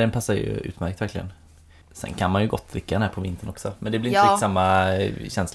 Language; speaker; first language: Swedish; native; Swedish